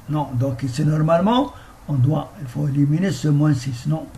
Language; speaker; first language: French; non-native, local second language; Arabic